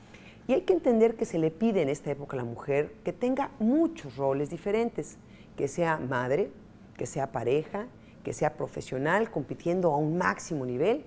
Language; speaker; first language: Spanish; native; Spanish